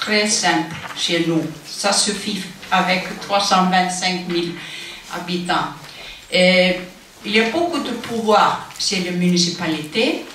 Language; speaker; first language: French; non-native, fluent; Icelandic